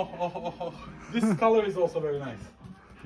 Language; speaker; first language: English; non-native, learner; Turkish